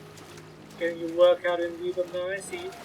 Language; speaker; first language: English; native; English